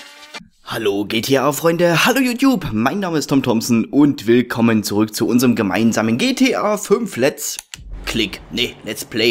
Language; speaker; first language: German; native; German